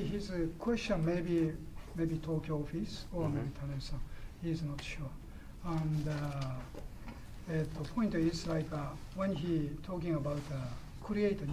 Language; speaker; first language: English; non-native, fluent; Japanese